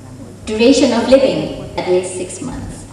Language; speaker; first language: English; non-native, fluent; Indonesian